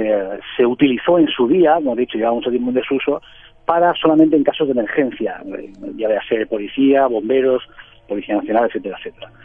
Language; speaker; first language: Spanish; native; Spanish